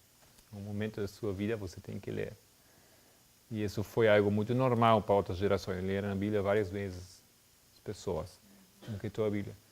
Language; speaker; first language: Portuguese; non-native, fluent; German